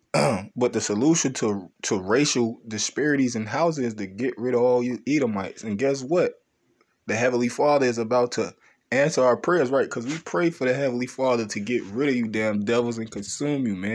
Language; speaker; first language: English; native; English